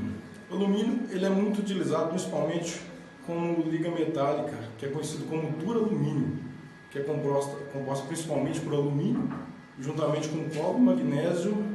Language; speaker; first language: Portuguese; native; Portuguese